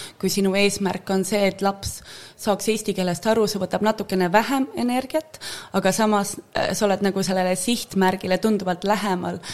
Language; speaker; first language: Estonian; native; Estonian